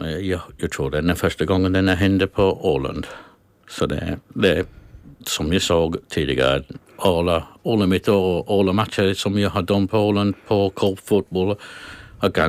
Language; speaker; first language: Swedish; non-native, learner; English